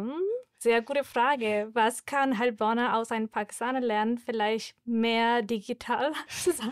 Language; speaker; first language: German; non-native, fluent; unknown